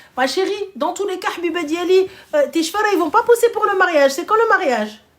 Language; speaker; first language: French; early bilingual, other home language; Arabic